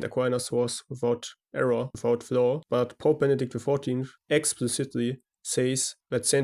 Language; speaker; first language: English; non-native, fluent; German